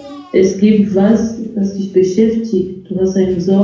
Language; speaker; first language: German; non-native, fluent; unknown